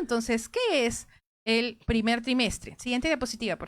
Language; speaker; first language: Spanish; native; Spanish